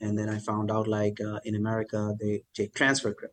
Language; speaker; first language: English; non-native, local second language; Bangla